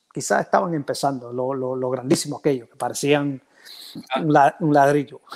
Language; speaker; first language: Spanish; early bilingual, heritage; Spanish